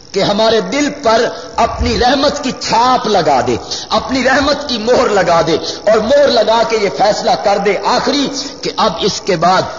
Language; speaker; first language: Urdu; non-native, local second language; Punjabi